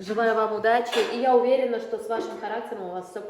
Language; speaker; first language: Russian; native; Russian